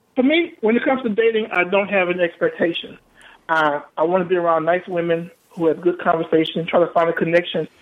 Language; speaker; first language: English; native; English